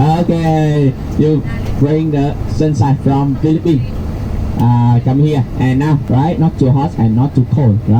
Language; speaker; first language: English; non-native, learner; Vietnamese